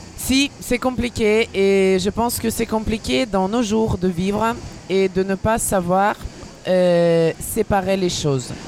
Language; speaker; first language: French; non-native, fluent; Ukrainian